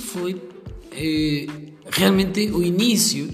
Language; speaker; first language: Portuguese; non-native, fluent; Spanish